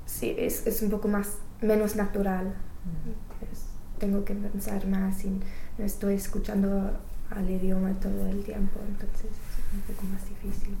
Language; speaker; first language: Spanish; non-native, learner; English